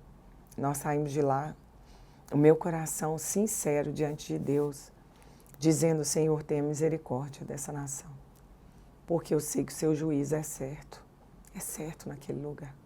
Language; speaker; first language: Portuguese; native; Portuguese